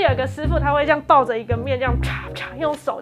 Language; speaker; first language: Chinese; native; Chinese